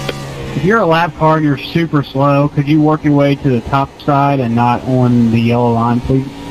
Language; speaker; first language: English; native; English